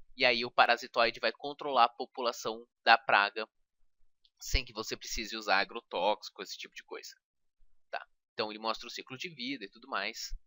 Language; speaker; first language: Portuguese; native; Portuguese